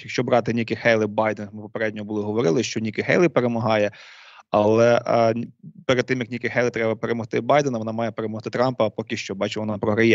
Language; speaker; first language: Ukrainian; native; Ukrainian